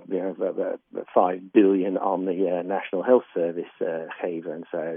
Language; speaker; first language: Dutch; non-native, fluent; English